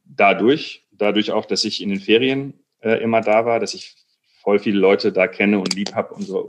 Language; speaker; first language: German; native; German